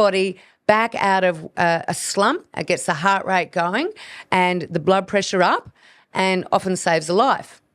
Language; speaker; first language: English; native; English